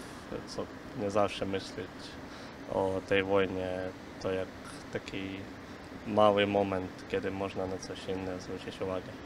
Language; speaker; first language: Polish; non-native, learner; Ukrainian